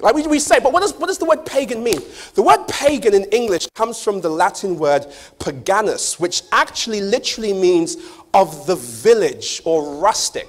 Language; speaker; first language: English; native; English